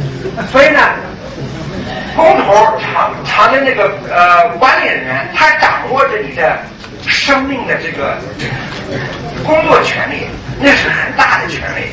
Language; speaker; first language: Chinese; early bilingual, other home language; English